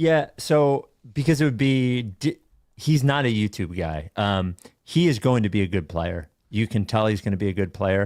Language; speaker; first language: English; native; English